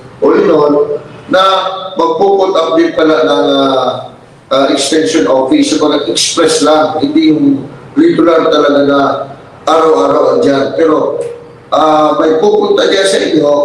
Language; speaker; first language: Filipino; non-native, local second language; Masbatenyo